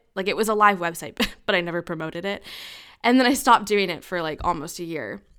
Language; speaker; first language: English; native; English